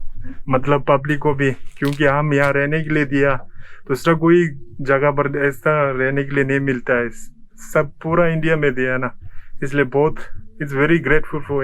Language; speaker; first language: Hindi; early bilingual, other home language; Tibetan